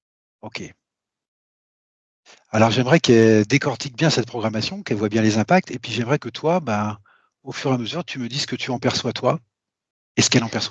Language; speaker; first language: French; native; French